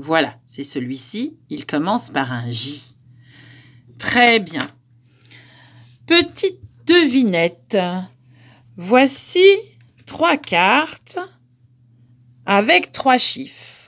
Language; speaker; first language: French; native; French